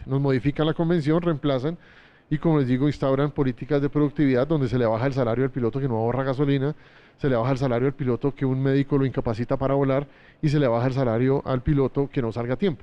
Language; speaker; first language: Spanish; native; Spanish